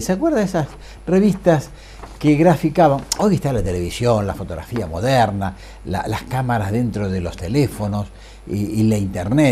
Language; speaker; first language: Spanish; native; Spanish